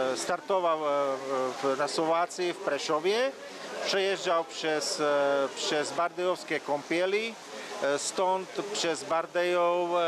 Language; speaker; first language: Polish; non-native, learner; Slovak